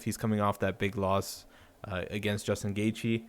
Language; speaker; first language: English; native; English